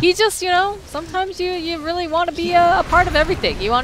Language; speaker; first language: English; native; English